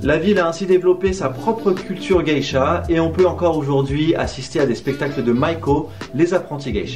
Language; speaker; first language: French; native; French